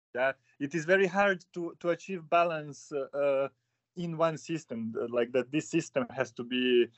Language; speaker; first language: English; non-native, fluent; Serbian